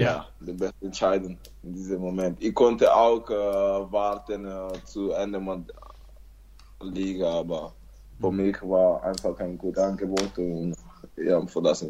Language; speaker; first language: German; non-native, learner; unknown